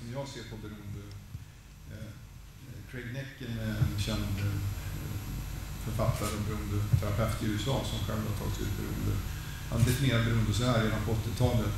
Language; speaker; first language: Swedish; native; Swedish